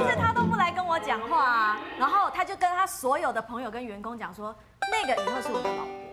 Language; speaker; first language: Chinese; native; Chinese